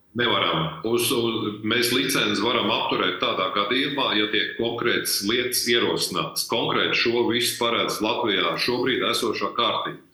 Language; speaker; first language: Latvian; native; Latvian